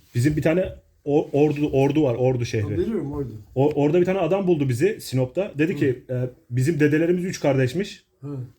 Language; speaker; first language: Turkish; native; Turkish